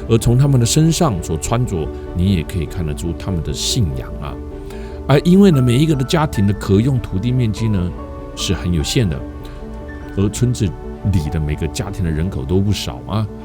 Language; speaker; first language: Chinese; native; Chinese